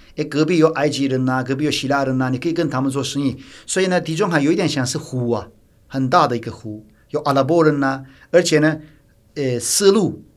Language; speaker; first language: Chinese; non-native, fluent; Turkish